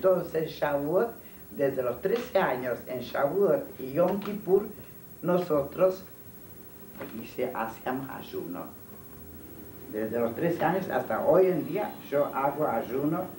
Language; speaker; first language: Spanish; non-native, fluent; Hungarian